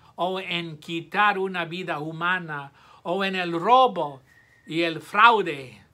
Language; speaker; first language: Spanish; non-native, fluent; English